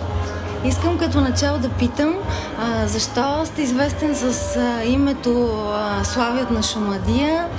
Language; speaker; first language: Bulgarian; native; Bulgarian